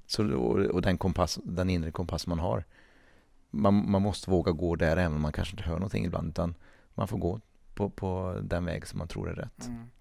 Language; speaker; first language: Swedish; native; Swedish